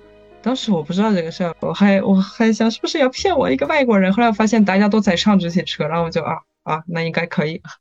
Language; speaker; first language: Chinese; non-native, fluent; French